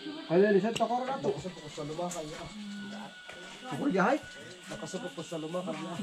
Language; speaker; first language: Korean; non-native, learner; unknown